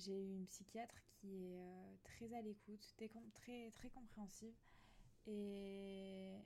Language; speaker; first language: French; native; French